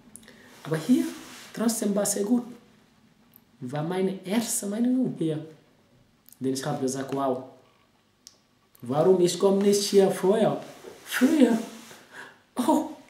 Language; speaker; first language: German; non-native, learner; French